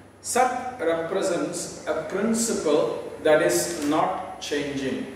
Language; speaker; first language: English; non-native, local second language; Tamil